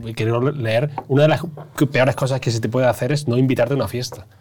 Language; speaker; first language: Spanish; native; Spanish